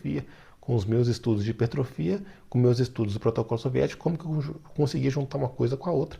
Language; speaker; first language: Portuguese; native; Portuguese